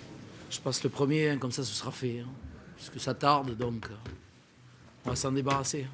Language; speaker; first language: French; native; French